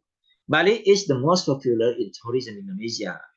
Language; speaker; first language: English; non-native, fluent; Indonesian